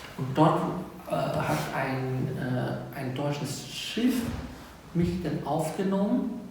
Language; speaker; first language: German; non-native, fluent; Vietnamese